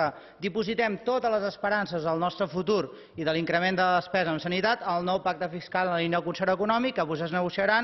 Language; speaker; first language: Catalan; native; Catalan